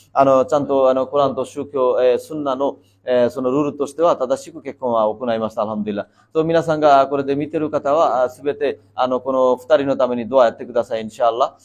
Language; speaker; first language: Japanese; non-native, fluent; Bangla